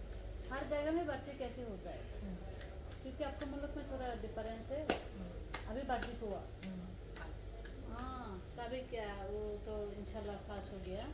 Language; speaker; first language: Hindi; non-native, learner; Bangla